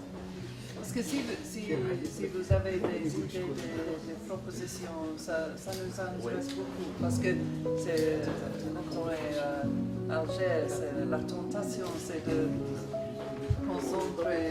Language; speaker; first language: French; non-native, fluent; English